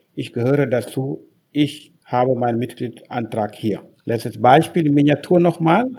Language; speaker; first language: German; non-native, fluent; Wolof